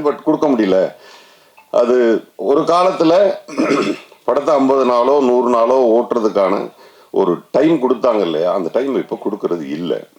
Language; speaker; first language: Tamil; native; Tamil